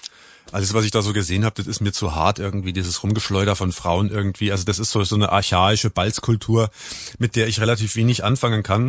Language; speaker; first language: German; native; German